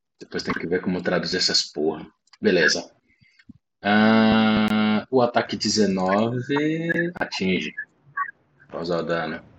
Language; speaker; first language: Portuguese; native; Portuguese